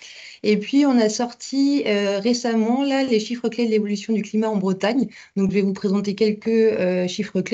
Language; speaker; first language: French; native; French